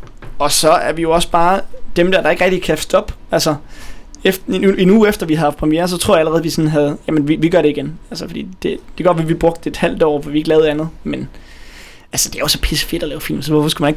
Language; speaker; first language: Danish; native; Danish